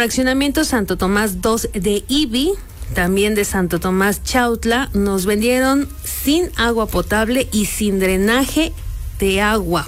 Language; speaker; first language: Spanish; native; Spanish